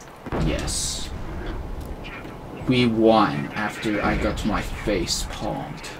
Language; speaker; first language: English; native; English